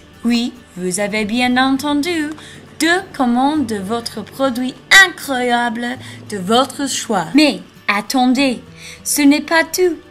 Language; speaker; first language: French; non-native, learner; English